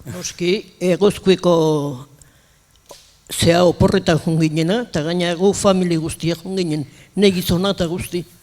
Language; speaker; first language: Basque; native; Basque